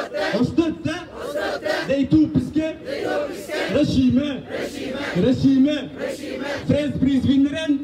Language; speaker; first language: Norwegian; non-native, learner; Oromo